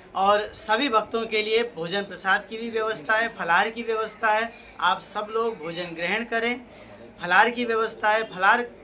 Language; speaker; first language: Hindi; non-native, local second language; Gujarati